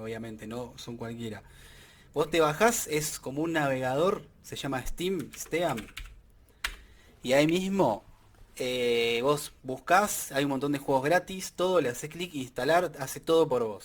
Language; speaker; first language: Spanish; native; Spanish